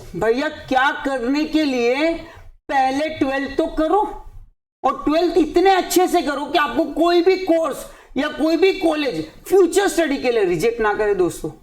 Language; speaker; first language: Hindi; native; Hindi